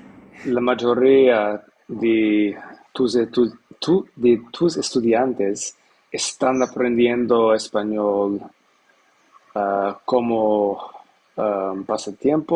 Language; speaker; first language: Spanish; non-native, learner; English